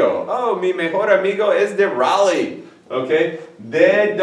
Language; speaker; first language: Spanish; non-native, fluent; English